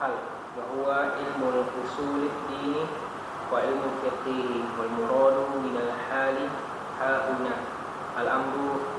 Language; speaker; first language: Arabic; non-native, learner; Indonesian